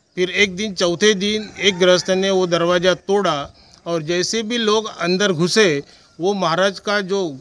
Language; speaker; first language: Hindi; non-native, local second language; Marathi